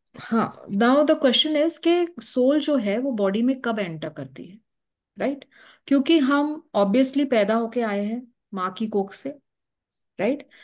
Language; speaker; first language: Hindi; native; Hindi